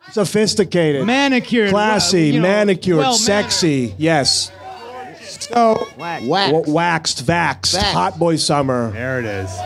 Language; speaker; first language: English; native; English